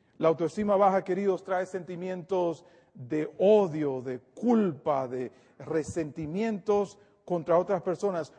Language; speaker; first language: Spanish; native; Spanish